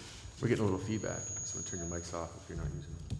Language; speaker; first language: English; native; English